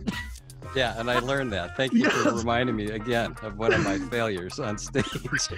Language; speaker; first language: English; native; English